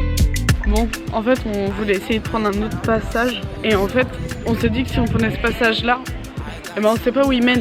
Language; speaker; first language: French; native; French